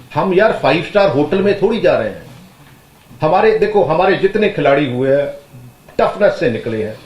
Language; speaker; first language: Hindi; non-native, local second language; Punjabi